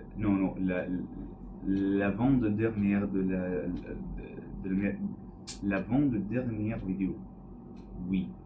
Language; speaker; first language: French; non-native, learner; English